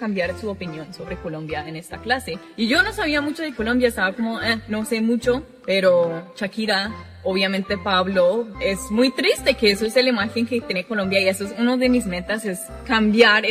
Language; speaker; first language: Spanish; non-native, fluent; English